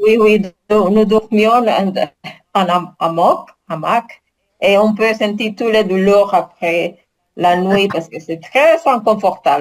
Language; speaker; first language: French; non-native, learner; Spanish